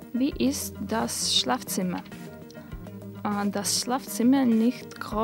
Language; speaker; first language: German; non-native, learner; Russian